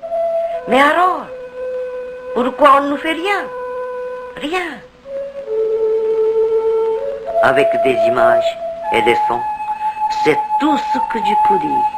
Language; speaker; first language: French; non-native, fluent; Korean